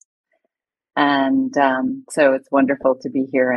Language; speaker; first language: English; native; English